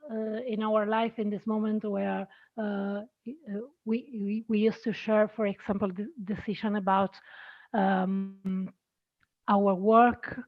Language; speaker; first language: English; non-native, learner; Italian